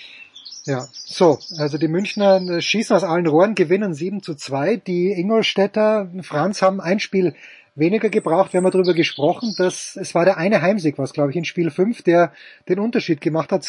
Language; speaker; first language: German; native; German